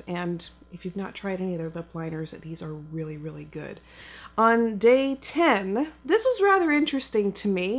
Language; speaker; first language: English; native; English